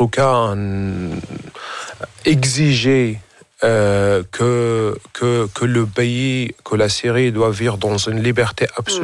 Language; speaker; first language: French; non-native, fluent; Arabic